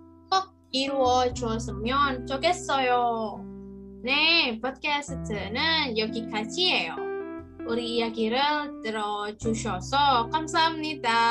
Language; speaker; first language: Korean; non-native, learner; Indonesian